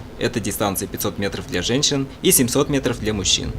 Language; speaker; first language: Russian; native; Russian